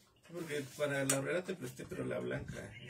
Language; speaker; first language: Spanish; native; Spanish